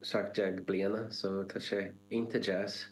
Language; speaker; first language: Irish; non-native, learner; English